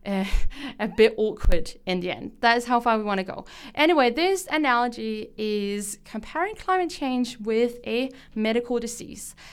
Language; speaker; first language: English; non-native, fluent; Danish